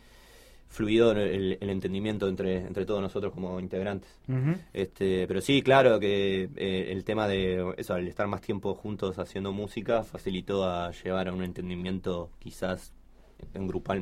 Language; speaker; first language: Spanish; native; Spanish